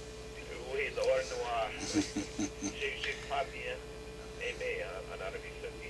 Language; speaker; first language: French; non-native, learner; English